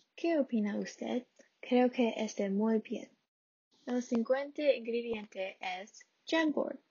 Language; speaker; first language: Spanish; non-native, learner; English